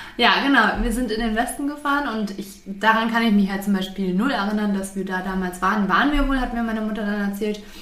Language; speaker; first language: German; native; German